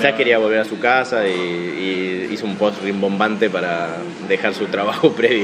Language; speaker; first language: Spanish; native; Spanish